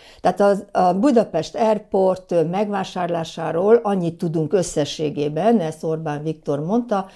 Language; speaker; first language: Hungarian; native; Hungarian